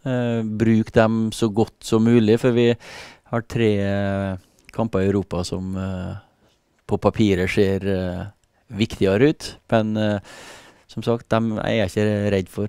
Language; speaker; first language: Norwegian; native; Norwegian